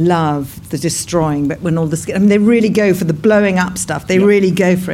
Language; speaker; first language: English; native; English